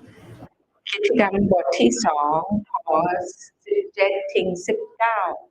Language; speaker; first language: Thai; non-native, fluent; English